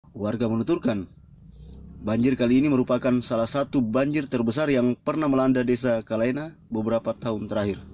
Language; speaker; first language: Indonesian; native; Indonesian